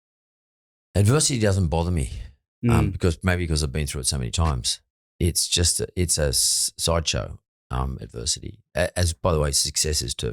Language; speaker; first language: English; native; English